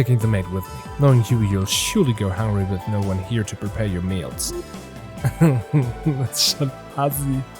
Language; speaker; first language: English; non-native, fluent; German